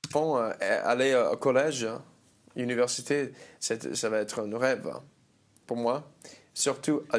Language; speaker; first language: French; non-native, learner; English